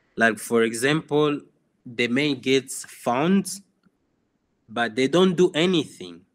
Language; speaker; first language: English; non-native, fluent; Swahili